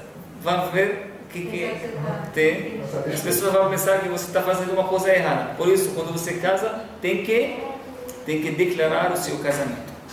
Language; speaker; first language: Portuguese; non-native, fluent; Arabic